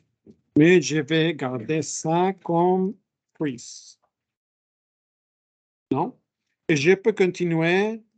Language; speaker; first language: French; non-native, fluent; Spanish